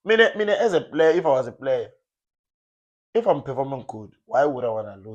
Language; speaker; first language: English; non-native, local second language; Zulu